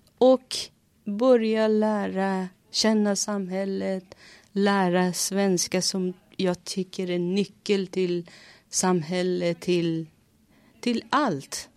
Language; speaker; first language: Swedish; non-native, fluent; Persian